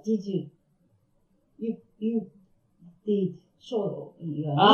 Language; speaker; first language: English; non-native, learner; Japanese